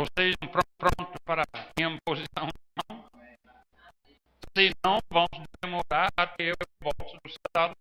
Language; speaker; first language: Portuguese; non-native, fluent; English